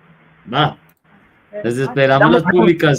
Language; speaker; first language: Spanish; native; Spanish